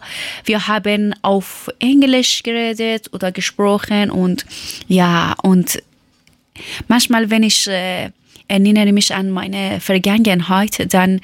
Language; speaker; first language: German; non-native, learner; Persian